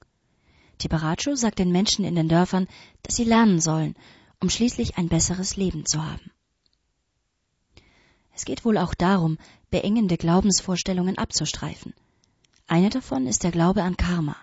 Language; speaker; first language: German; native; German